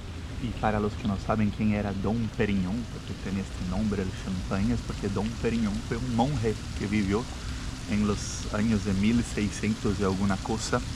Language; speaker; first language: Spanish; non-native, fluent; Portuguese